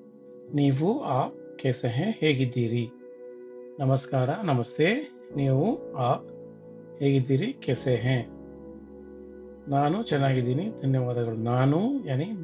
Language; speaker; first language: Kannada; non-native, local second language; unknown